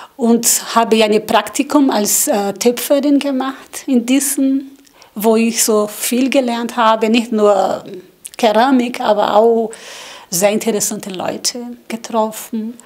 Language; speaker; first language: German; non-native, learner; Portuguese